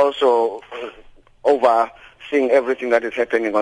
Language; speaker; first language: English; non-native, local second language; Xhosa